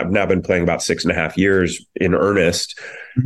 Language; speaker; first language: English; native; English